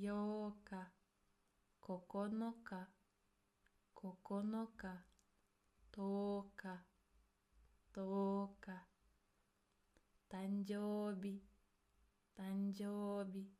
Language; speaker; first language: Japanese; non-native, fluent; English